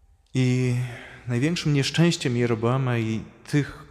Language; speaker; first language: Polish; native; Polish